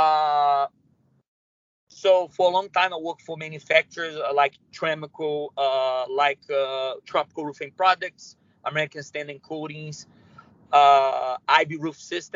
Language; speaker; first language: English; non-native, fluent; Spanish